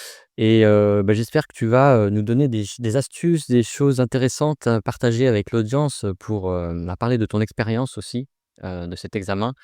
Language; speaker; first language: French; native; French